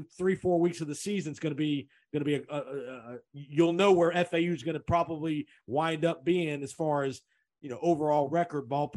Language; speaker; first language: English; native; English